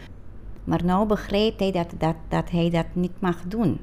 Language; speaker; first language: Dutch; non-native, local second language; Papiamento